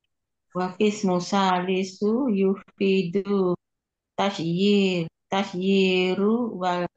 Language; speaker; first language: Arabic; non-native, learner; Indonesian